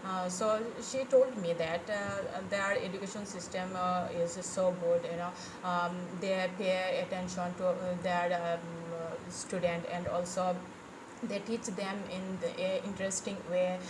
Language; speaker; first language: English; non-native, fluent; Bangla